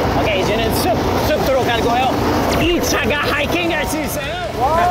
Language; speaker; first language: Korean; non-native, fluent; English